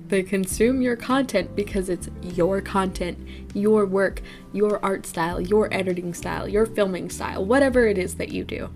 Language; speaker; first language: English; native; English